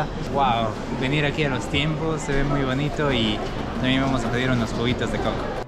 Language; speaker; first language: Spanish; native; Spanish